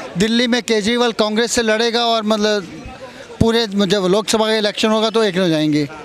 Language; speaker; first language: Hindi; native; Hindi